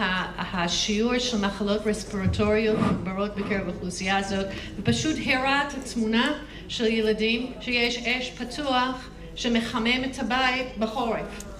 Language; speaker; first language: Hebrew; non-native, fluent; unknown